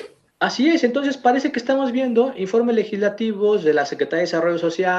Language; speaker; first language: Spanish; native; Spanish